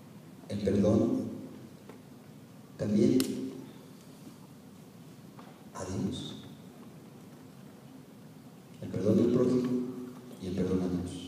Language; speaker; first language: Spanish; native; Spanish